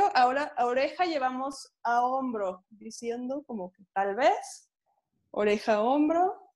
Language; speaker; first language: Spanish; native; Spanish